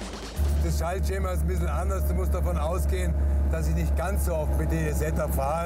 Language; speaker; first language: German; native; German